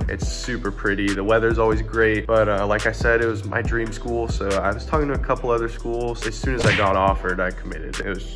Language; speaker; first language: English; native; English